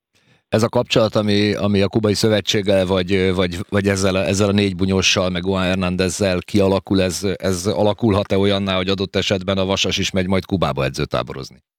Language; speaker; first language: Hungarian; native; Hungarian